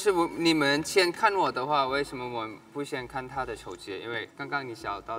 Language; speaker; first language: Chinese; non-native, learner; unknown